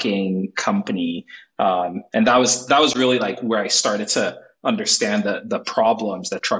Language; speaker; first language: English; non-native, local second language; Igbo